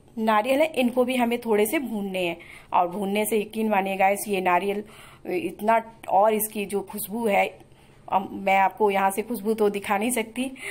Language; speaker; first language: Hindi; native; Hindi